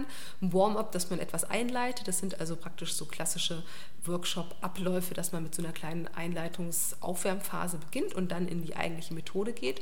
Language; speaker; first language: German; native; German